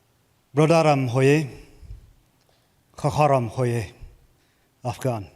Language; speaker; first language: Persian; non-native, learner; English